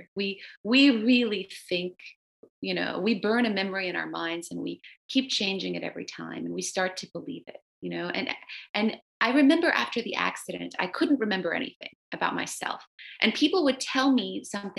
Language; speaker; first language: English; early bilingual, other home language; Romanian